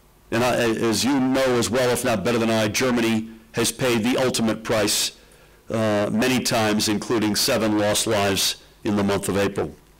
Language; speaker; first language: English; native; English